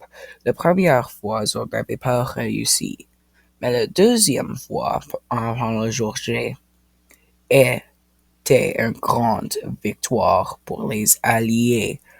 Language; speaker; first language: French; non-native, local second language; English